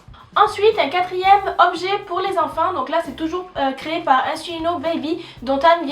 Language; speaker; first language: French; native; French